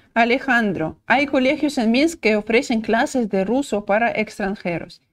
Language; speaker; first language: Spanish; non-native, fluent; Russian